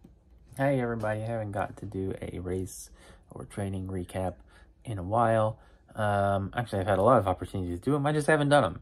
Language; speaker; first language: English; native; English